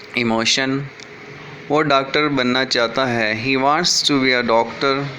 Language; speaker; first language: Urdu; native; Urdu